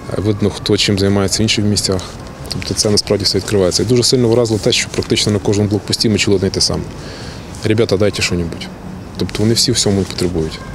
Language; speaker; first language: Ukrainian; native; Ukrainian